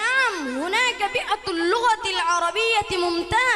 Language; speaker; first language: Arabic; non-native, learner; Urdu